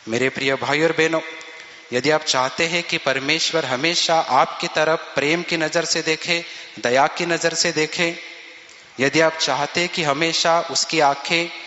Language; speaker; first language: Hindi; non-native, local second language; Marathi